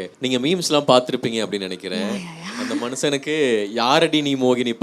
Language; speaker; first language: Tamil; native; Tamil